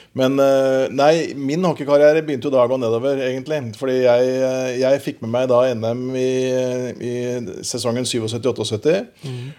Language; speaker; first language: Norwegian; native; Norwegian